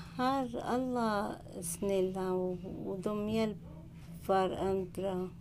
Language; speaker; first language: Swedish; non-native, learner; Arabic